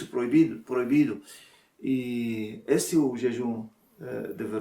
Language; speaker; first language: Portuguese; non-native, learner; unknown